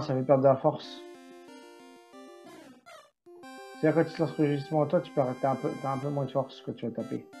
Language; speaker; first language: French; native; French